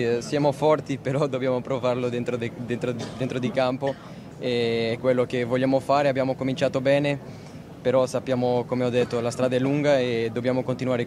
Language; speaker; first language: Italian; non-native, fluent; Portuguese